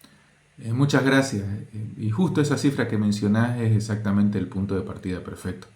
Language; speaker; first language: Spanish; native; Spanish